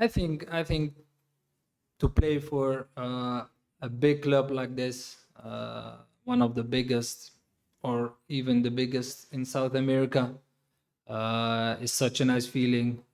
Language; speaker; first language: English; non-native, fluent; Dutch